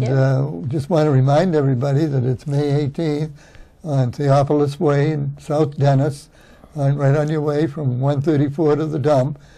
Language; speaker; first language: English; native; English